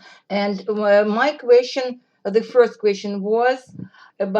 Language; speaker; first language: English; non-native, fluent; Russian